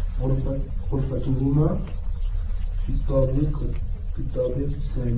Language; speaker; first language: Arabic; non-native, learner; French